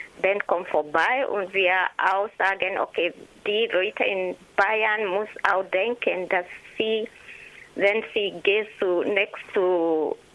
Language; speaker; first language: German; non-native, learner; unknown